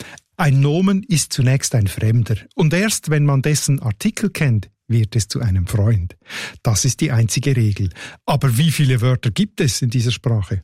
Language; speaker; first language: German; native; German